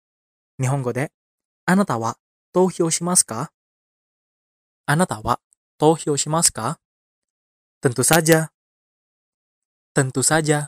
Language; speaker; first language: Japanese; non-native, fluent; Indonesian